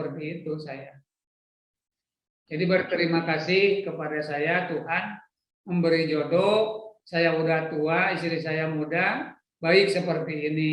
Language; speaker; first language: Indonesian; non-native, local second language; Sundanese